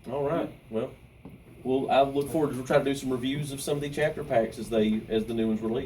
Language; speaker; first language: English; native; English